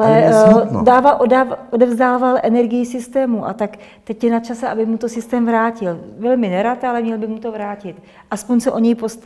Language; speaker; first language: Czech; native; Czech